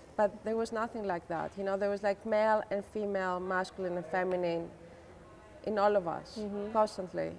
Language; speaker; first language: English; non-native, fluent; Greek